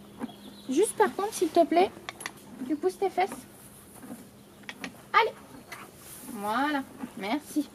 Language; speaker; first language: French; native; French